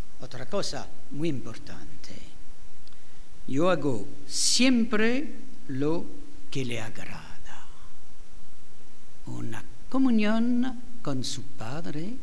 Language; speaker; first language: Spanish; non-native, fluent; French